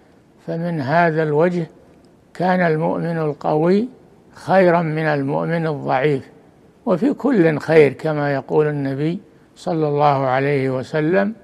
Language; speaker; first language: Arabic; native; Arabic